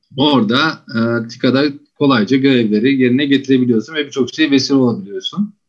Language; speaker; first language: Turkish; native; Turkish